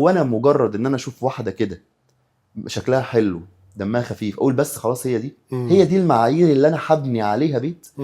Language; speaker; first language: Arabic; native; Arabic